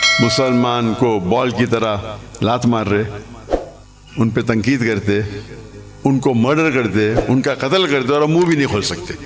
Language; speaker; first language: Urdu; non-native, local second language; English